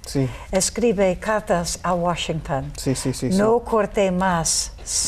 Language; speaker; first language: Spanish; non-native, learner; English